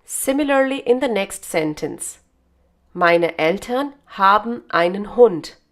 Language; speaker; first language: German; non-native, fluent; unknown